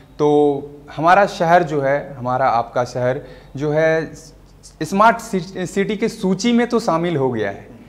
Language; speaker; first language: Hindi; native; Hindi